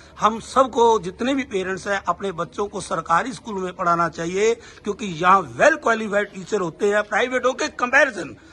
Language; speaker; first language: Hindi; non-native, local second language; Punjabi